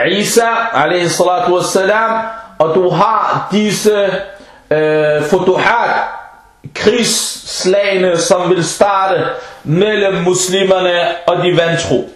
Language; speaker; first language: Danish; non-native, fluent; Arabic